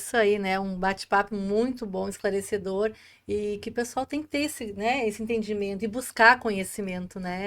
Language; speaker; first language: Portuguese; native; Portuguese